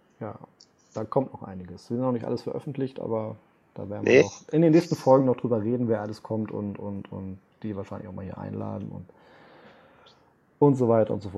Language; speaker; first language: German; native; German